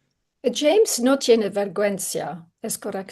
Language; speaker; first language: Spanish; non-native, learner; English